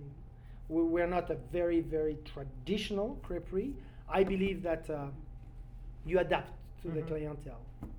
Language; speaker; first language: English; non-native, fluent; French